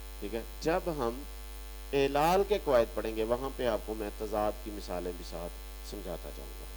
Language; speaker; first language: Urdu; non-native, local second language; Punjabi